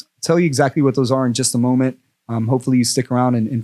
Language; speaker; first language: English; native; English